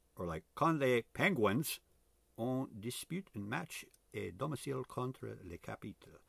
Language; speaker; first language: French; non-native, learner; English